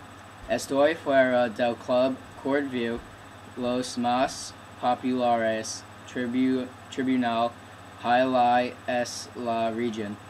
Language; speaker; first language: Spanish; non-native, learner; English